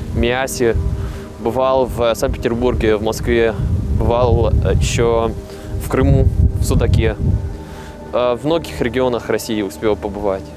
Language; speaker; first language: Russian; non-native, fluent; Arabic